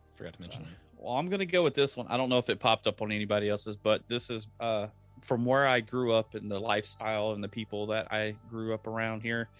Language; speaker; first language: English; native; English